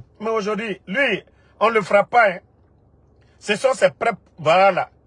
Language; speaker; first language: French; non-native, local second language; Mandingo